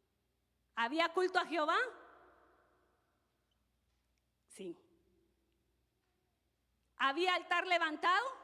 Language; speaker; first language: Spanish; native; Spanish